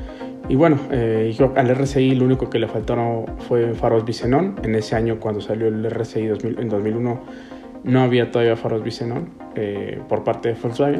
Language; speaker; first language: Spanish; native; Spanish